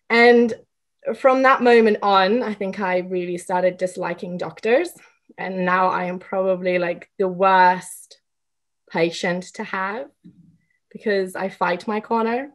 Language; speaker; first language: English; native; English